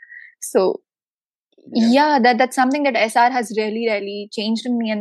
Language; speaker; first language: English; non-native, local second language; Hindi